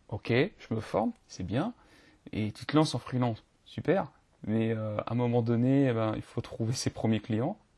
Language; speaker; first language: French; native; French